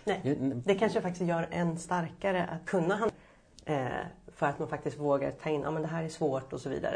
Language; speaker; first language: Swedish; native; Swedish